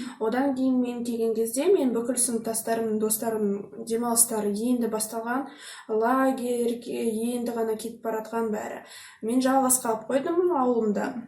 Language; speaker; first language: Kazakh; non-native, local second language; Russian